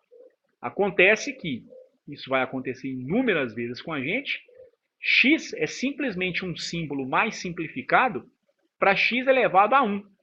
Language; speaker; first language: Portuguese; native; Portuguese